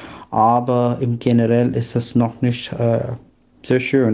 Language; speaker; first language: German; non-native, learner; Malayalam